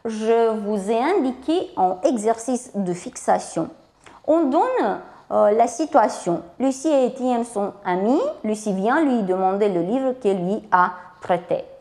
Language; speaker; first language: French; non-native, fluent; Romanian